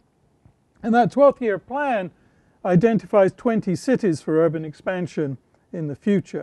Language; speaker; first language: English; native; English